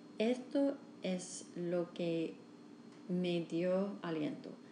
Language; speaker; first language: Spanish; non-native, learner; English